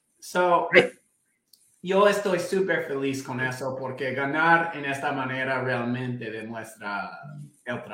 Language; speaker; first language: Spanish; non-native, fluent; English